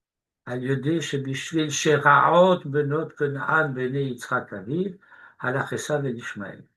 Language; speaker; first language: Hebrew; non-native, fluent; French